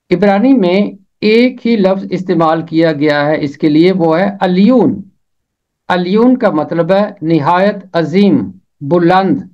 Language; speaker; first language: Urdu; native; Urdu